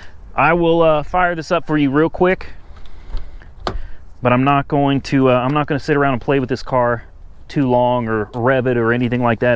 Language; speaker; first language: English; native; English